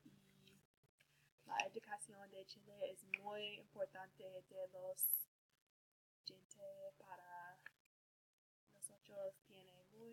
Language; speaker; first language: Spanish; non-native, learner; English